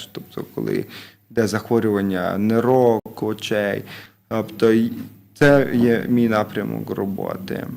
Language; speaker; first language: Ukrainian; native; Ukrainian